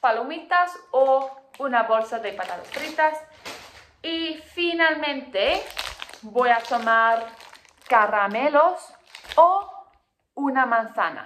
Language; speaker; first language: Spanish; non-native, fluent; English